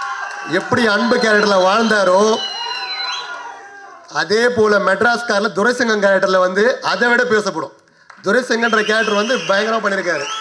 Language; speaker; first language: Tamil; native; Tamil